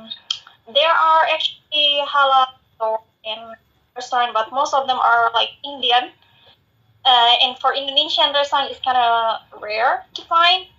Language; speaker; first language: English; non-native, fluent; Indonesian